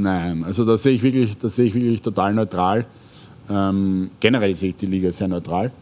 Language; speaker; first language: German; native; German